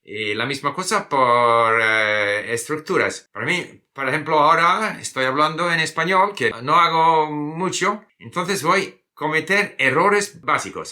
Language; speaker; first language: Spanish; non-native, fluent; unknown